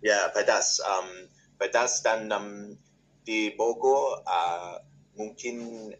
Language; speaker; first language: Indonesian; non-native, learner; English